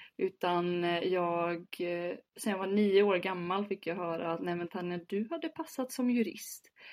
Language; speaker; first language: Swedish; early bilingual, other home language; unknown